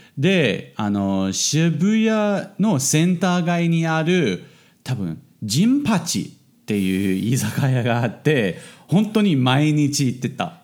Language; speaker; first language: Japanese; non-native, fluent; English